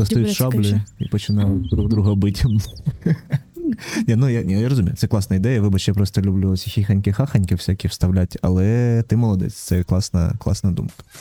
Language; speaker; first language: Ukrainian; native; Ukrainian